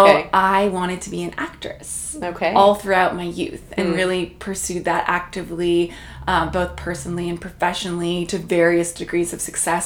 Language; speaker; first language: English; native; English